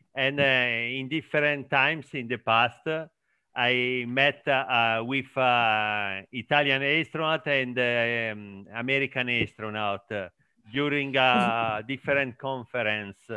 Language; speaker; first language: English; non-native, learner; Italian